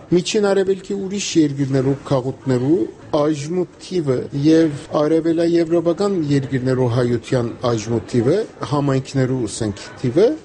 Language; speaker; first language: Armenian; native; Armenian